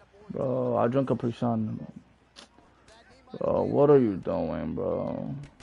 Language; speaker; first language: English; early bilingual, other home language; Spanish